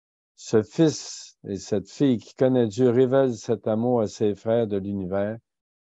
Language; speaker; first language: French; native; French